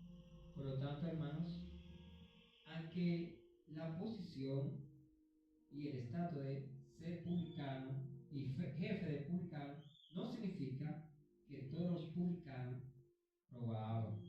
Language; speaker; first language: Spanish; native; Spanish